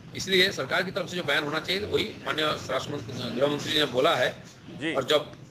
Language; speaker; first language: Hindi; non-native, local second language; Bangla